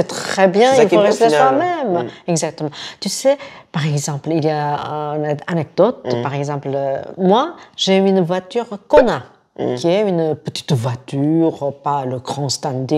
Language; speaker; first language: French; non-native, fluent; Korean